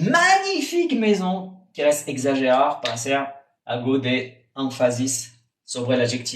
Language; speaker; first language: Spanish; non-native, fluent; French